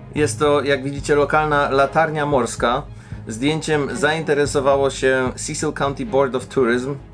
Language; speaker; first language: Polish; native; Polish